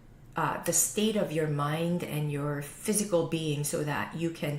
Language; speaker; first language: English; native; English